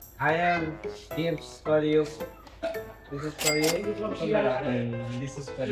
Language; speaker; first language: English; non-native, learner; Bangla